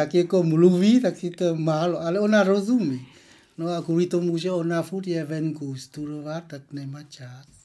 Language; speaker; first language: Czech; non-native, learner; Vietnamese